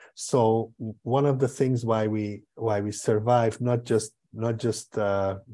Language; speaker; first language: English; non-native, fluent; Hungarian